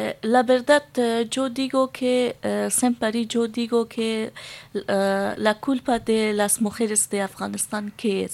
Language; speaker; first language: Spanish; non-native, learner; Persian